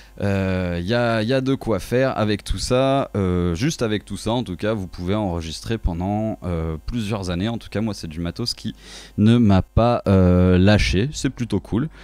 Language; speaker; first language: French; native; French